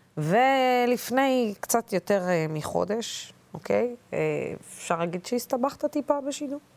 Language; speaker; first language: Hebrew; non-native, local second language; Arabic